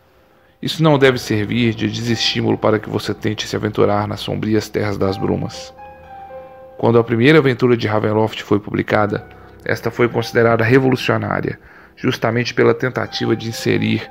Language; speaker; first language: Portuguese; native; Portuguese